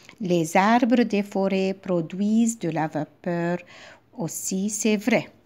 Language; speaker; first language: French; non-native, local second language; Arabic